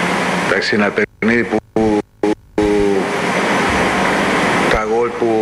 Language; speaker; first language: Greek; non-native, fluent; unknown